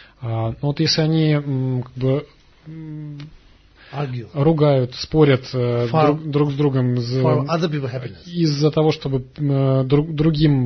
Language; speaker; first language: Russian; native; Russian